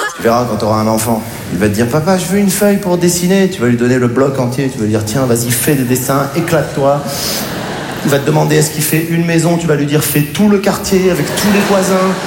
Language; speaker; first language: French; native; French